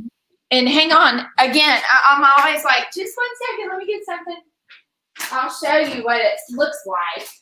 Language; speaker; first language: English; native; English